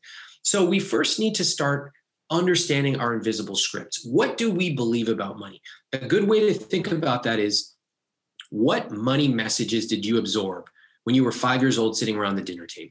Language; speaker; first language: English; native; English